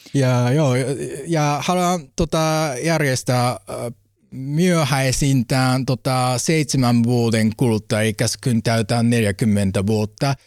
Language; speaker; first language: Finnish; non-native, learner; Japanese